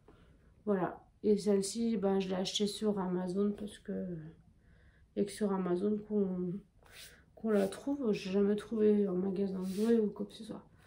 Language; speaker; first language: French; native; French